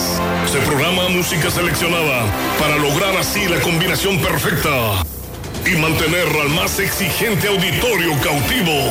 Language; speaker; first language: Spanish; native; Spanish